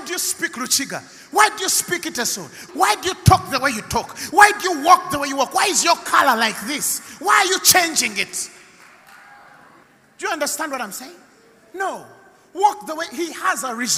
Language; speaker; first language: English; non-native, local second language; Ganda